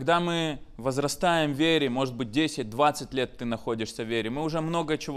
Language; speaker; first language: Russian; native; Russian